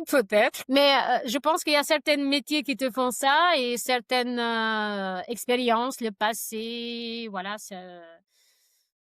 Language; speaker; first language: French; non-native, fluent; Albanian